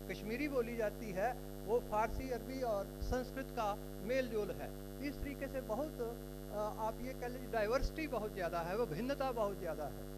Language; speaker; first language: Hindi; non-native, local second language; Punjabi